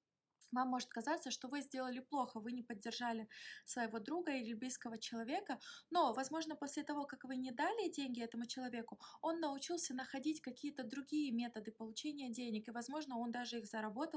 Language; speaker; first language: Russian; native; Russian